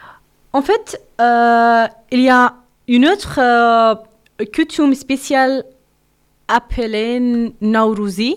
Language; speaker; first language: French; non-native, learner; Persian